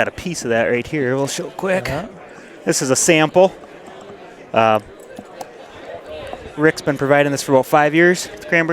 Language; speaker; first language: English; native; English